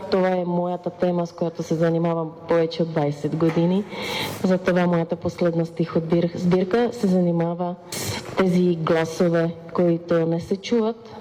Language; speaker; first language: Bulgarian; non-native, fluent; Czech